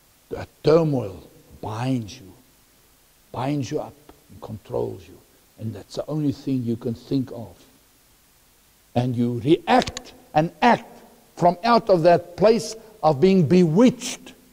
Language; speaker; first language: English; non-native, local second language; Afrikaans